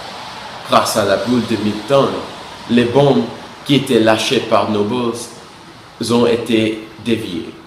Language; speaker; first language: French; non-native, learner; English